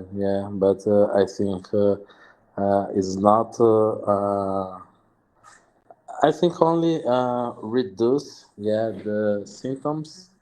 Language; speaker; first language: English; non-native, learner; Portuguese